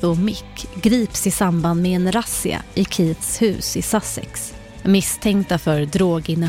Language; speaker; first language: Swedish; native; Swedish